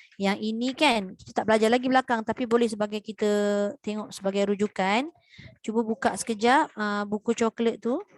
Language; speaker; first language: Malay; native; Malay